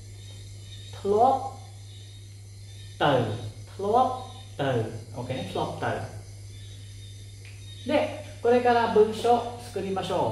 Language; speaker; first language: Japanese; non-native, fluent; Khmer